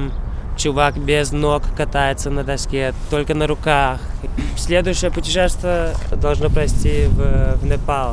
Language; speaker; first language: Russian; non-native, local second language; Latvian